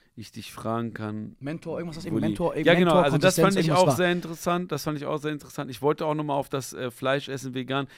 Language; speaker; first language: German; early bilingual, other home language; Persian